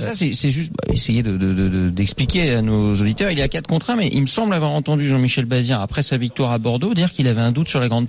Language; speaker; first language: French; native; French